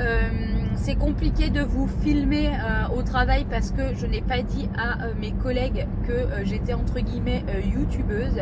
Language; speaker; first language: French; native; French